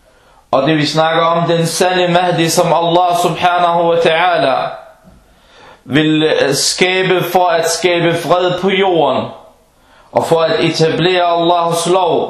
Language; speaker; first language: Danish; early bilingual, other home language; Arabic